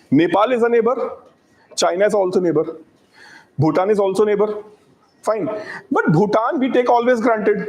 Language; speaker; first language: English; non-native, local second language; Hindi